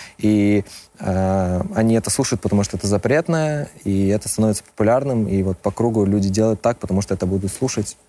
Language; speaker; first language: Russian; native; Russian